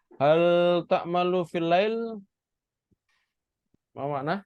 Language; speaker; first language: Arabic; non-native, fluent; Indonesian